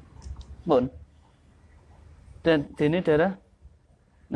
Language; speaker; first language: Indonesian; non-native, local second language; Javanese